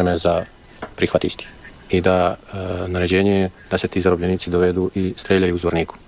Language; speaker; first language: Bosnian; native; Bosnian